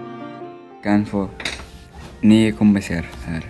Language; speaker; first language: Swedish; non-native, learner; Arabic